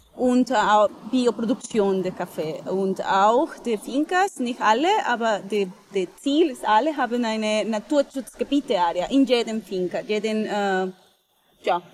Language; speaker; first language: German; non-native, fluent; Spanish